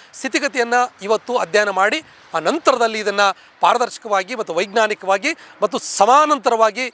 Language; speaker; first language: Kannada; non-native, local second language; Lambadi